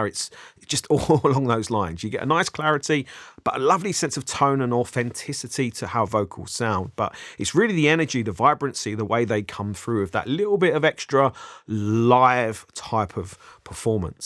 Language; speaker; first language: English; native; English